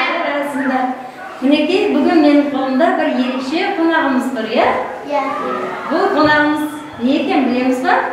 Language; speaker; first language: Kazakh; non-native, local second language; Uzbek